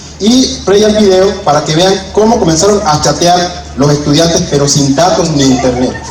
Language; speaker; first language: Spanish; native; Spanish